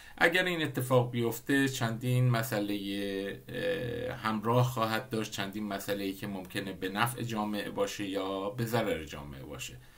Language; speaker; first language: Persian; non-native, local second language; Kurdish